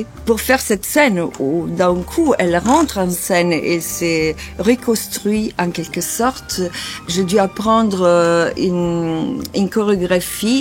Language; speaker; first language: French; non-native, fluent; Italian